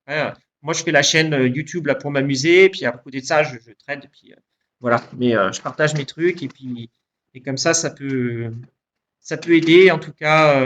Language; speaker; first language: French; native; French